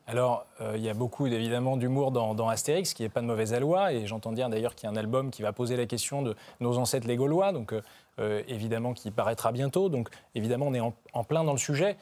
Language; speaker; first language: French; native; French